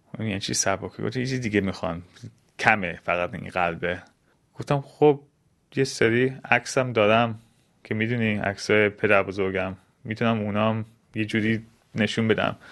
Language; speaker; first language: Persian; early bilingual, heritage; Persian